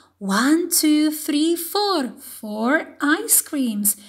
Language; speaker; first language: English; non-native, fluent; Italian